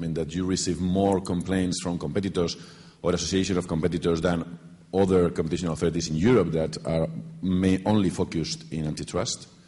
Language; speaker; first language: English; non-native, fluent; Spanish